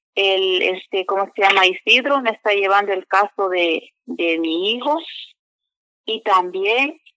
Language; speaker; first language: Spanish; native; Spanish